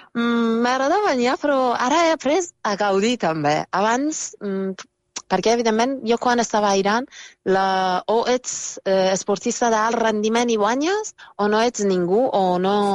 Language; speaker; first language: Catalan; non-native, fluent; Persian